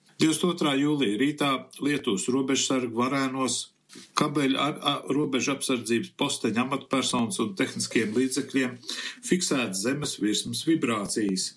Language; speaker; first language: Latvian; early bilingual, heritage; Latvian